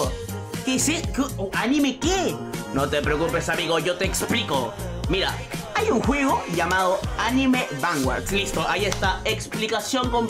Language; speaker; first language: Spanish; native; Spanish